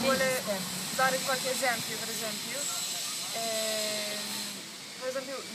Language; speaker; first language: Italian; non-native, learner; Turkish